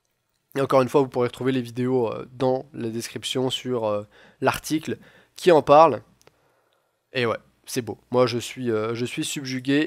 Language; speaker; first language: French; native; French